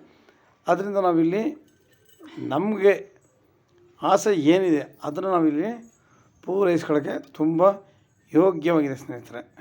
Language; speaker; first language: Kannada; native; Kannada